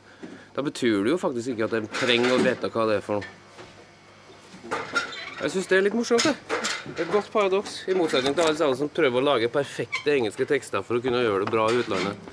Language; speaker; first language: Norwegian; native; Norwegian